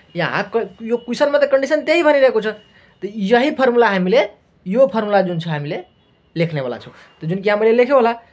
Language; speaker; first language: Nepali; non-native, local second language; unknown